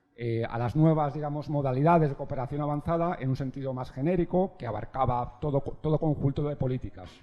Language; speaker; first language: Spanish; native; Spanish